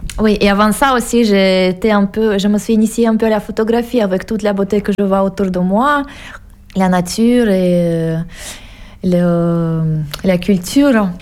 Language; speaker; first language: French; non-native, fluent; Russian